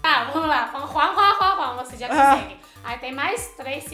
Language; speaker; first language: Portuguese; non-native, fluent; Chinese